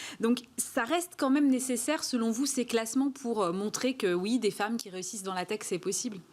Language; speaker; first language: French; native; French